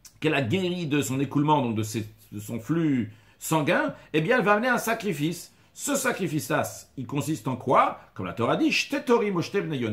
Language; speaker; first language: French; native; French